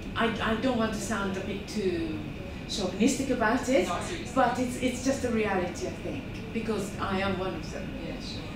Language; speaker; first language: English; non-native, fluent; Japanese